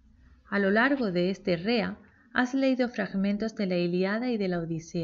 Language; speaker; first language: Spanish; native; Spanish